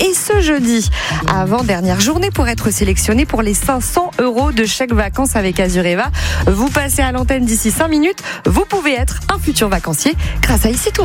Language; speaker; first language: French; native; French